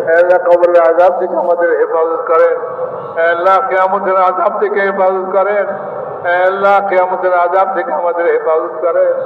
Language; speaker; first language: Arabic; non-native, fluent; Bangla